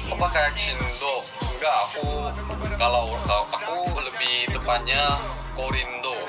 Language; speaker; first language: Indonesian; early bilingual, other home language; Korean